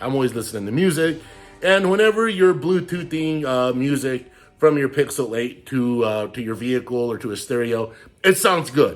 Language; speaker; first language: English; native; English